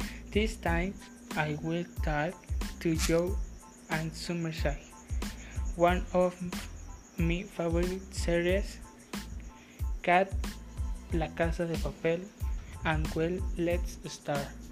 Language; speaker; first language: English; non-native, learner; Spanish